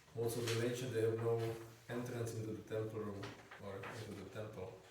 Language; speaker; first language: English; non-native, fluent; Czech